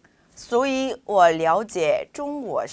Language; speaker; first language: Chinese; non-native, fluent; Korean